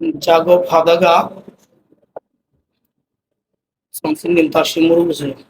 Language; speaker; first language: Korean; non-native, learner; Bangla